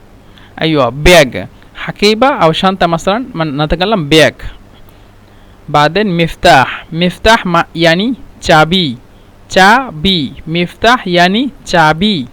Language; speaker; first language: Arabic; non-native, fluent; Bangla